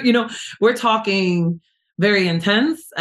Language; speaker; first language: English; native; English